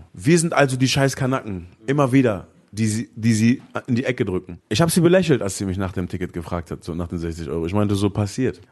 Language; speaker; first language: German; early bilingual, other home language; Arabic